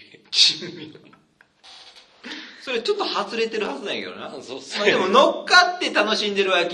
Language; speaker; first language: Japanese; native; Japanese